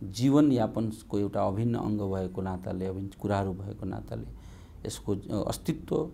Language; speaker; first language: Nepali; non-native, local second language; Maithili